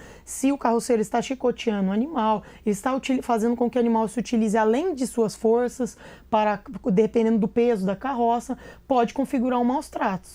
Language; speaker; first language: Portuguese; native; Portuguese